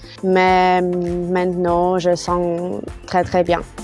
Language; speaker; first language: French; non-native, learner; Russian